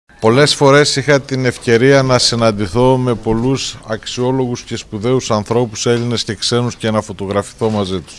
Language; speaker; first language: Greek; native; Greek